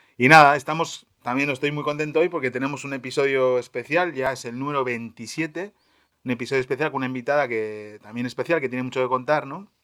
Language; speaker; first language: Spanish; native; Spanish